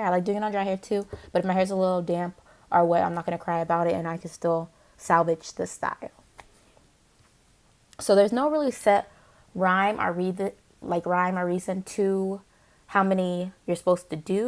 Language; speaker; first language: English; native; English